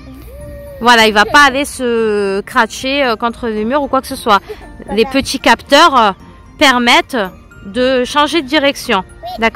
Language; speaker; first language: French; native; French